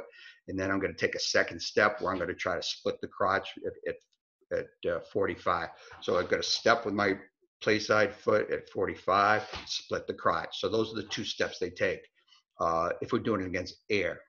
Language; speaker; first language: English; native; English